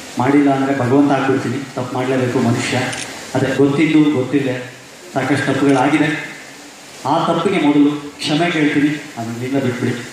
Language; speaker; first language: Kannada; native; Kannada